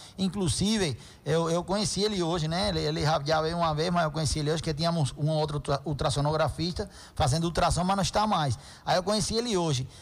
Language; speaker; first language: Portuguese; non-native, fluent; Spanish